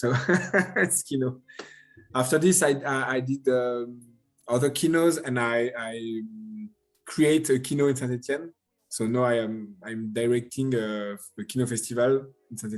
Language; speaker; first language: English; non-native, learner; French